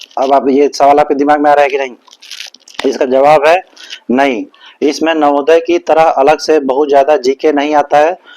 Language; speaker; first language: Hindi; native; Hindi